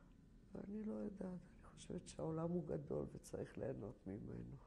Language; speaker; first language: Hebrew; non-native, fluent; Polish